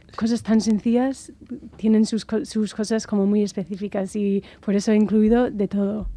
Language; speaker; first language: Spanish; non-native, fluent; English